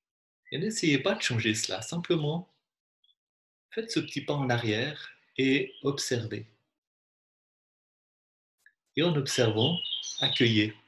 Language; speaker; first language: French; native; French